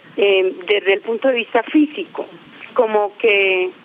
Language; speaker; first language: Spanish; native; Spanish